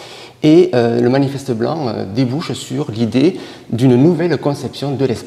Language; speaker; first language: French; native; French